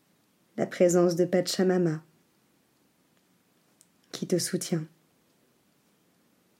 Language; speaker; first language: French; native; French